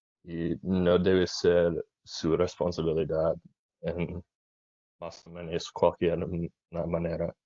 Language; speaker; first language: Spanish; non-native, learner; English